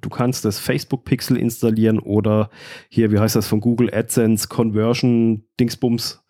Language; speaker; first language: German; native; German